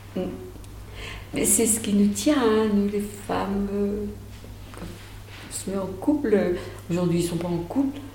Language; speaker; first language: French; native; French